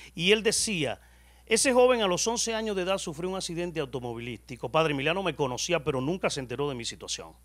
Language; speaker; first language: Spanish; native; Spanish